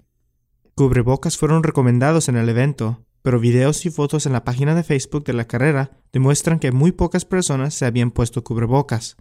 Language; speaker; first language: Spanish; native; Spanish